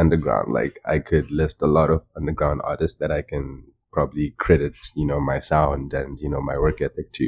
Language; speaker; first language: English; non-native, local second language; Shona